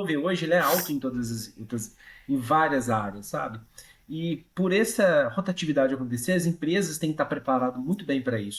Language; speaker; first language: Portuguese; native; Portuguese